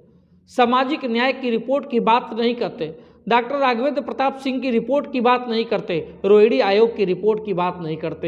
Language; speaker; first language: Hindi; native; Hindi